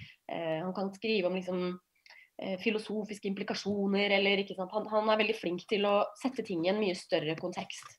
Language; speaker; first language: Norwegian; native; Norwegian